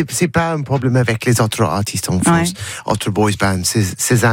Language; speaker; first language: French; non-native, learner; English